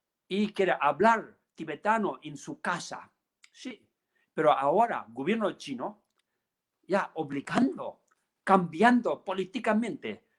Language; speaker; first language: Spanish; non-native, learner; Tibetan